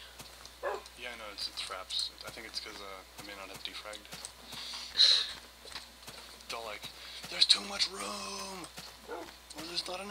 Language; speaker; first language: English; native; English